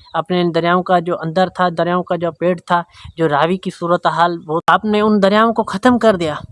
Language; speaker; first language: Urdu; non-native, local second language; Sindhi